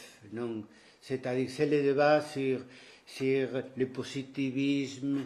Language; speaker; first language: French; non-native, fluent; Spanish